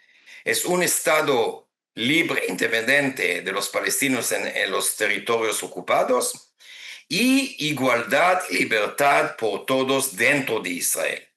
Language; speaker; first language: Spanish; non-native, fluent; Hebrew